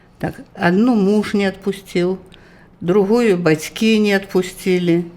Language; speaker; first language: Belarusian; native; Belarusian